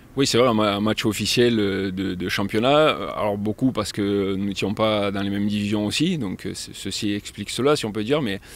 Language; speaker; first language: French; native; French